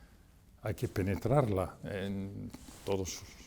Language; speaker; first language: Spanish; non-native, fluent; French